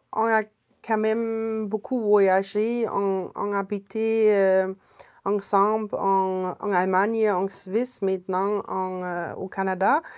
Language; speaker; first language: French; non-native, fluent; German